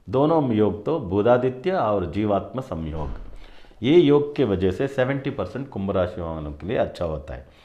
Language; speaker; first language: Hindi; non-native, local second language; Kannada